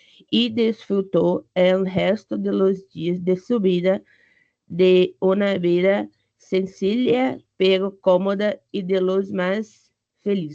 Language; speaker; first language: Spanish; non-native, learner; Portuguese